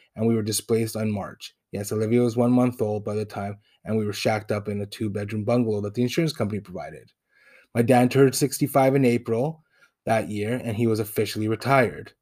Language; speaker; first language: English; non-native, fluent; Spanish